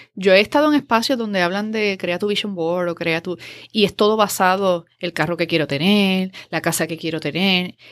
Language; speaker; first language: Spanish; native; Spanish